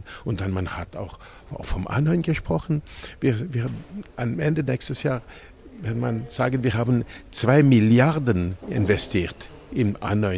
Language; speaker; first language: German; non-native, local second language; French